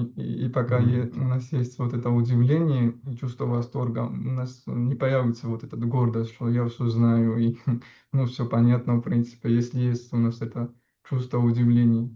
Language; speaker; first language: Russian; non-native, fluent; Georgian